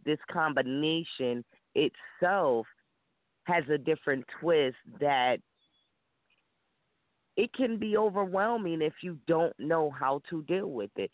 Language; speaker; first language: English; native; English